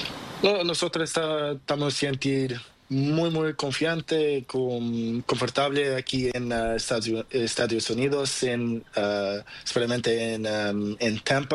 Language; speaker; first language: Spanish; non-native, learner; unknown